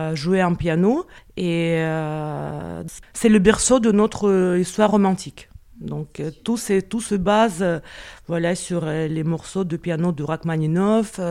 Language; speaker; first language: French; non-native, fluent; Russian